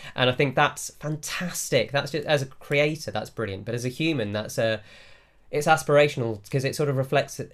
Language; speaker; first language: English; native; English